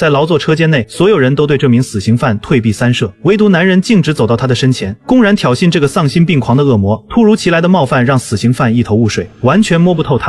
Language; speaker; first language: Chinese; native; Chinese